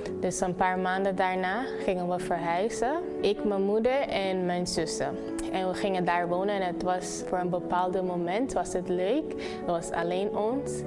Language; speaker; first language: Dutch; non-native, local second language; Papiamento